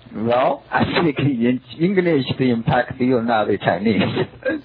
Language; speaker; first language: English; non-native, learner; Chinese